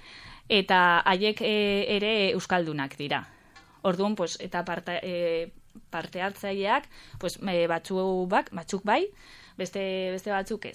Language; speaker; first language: Basque; non-native, local second language; Spanish